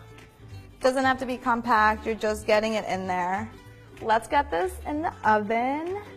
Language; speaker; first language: English; native; English